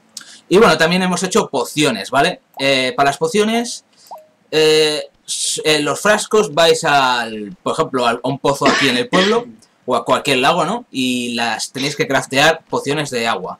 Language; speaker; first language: Spanish; native; Spanish